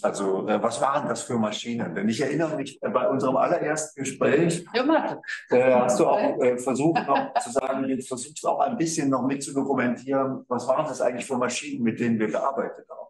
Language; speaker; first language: German; native; German